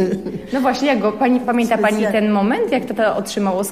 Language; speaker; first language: Polish; native; Polish